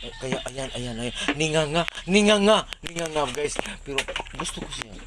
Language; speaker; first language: Filipino; non-native, local second language; Cebuano